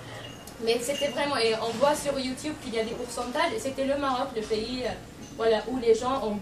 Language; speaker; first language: French; non-native, fluent; Arabic